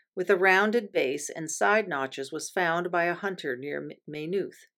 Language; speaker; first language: English; native; English